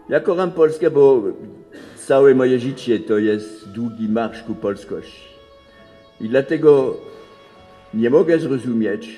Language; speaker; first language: Polish; non-native, fluent; French